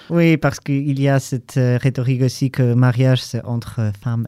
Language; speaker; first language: French; non-native, learner; Polish